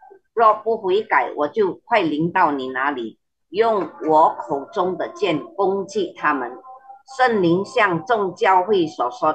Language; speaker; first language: Chinese; early bilingual, heritage; Chinese